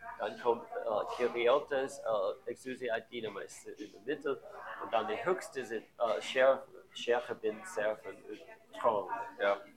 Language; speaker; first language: German; non-native, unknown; English